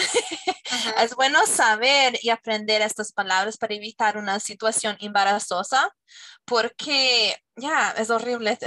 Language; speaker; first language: Spanish; non-native, fluent; English